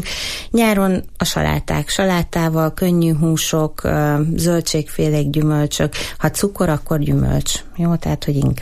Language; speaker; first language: Hungarian; native; Hungarian